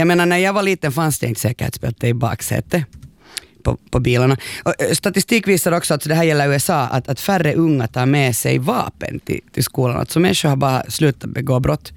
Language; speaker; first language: Swedish; native; Swedish